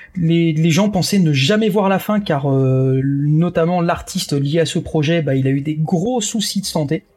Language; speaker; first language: French; native; French